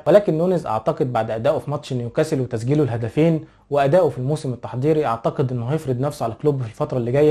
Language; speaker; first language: Arabic; native; Arabic